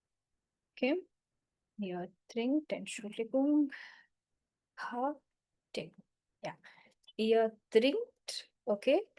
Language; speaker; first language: German; non-native, fluent; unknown